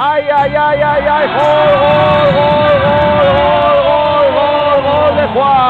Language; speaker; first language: Spanish; native; Spanish